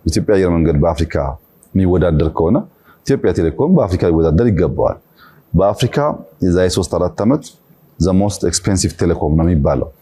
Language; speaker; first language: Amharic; non-native, local second language; Oromo